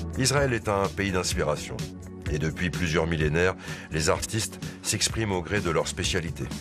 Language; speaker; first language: French; native; French